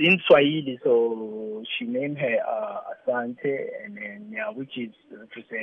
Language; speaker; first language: English; non-native, local second language; Zulu